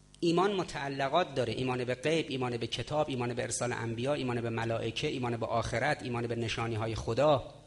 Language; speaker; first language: Persian; native; Persian